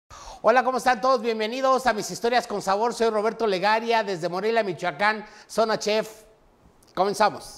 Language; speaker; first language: Spanish; native; Spanish